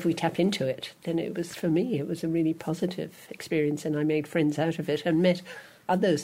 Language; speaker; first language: English; native; English